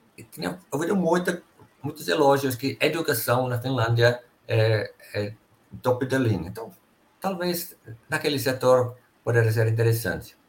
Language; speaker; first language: Portuguese; non-native, fluent; Finnish